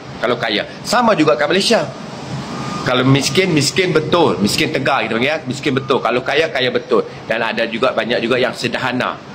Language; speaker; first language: Malay; native; Malay